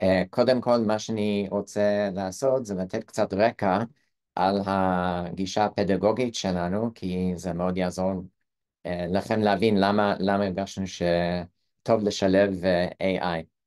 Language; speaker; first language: Hebrew; native; Hebrew